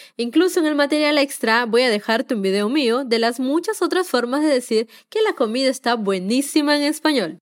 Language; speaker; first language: Spanish; native; Spanish